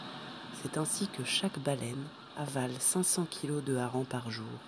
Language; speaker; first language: French; native; French